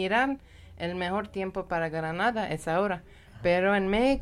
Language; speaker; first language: Spanish; non-native, learner; Persian